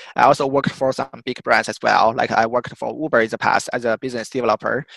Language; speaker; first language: English; non-native, fluent; Chinese